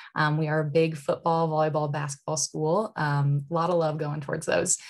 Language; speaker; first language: English; native; English